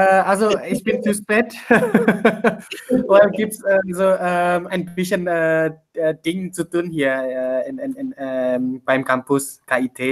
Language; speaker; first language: German; non-native, learner; Indonesian